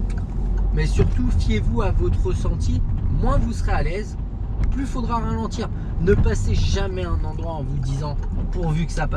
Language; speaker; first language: French; native; French